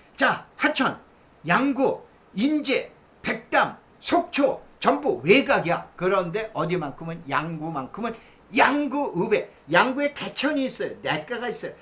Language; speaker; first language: Korean; native; Korean